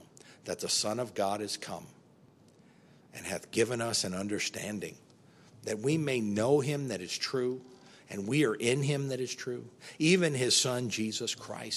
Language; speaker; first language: English; native; English